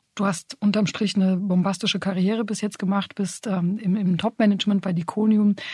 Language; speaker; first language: German; native; German